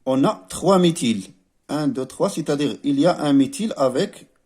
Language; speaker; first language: French; non-native, local second language; Arabic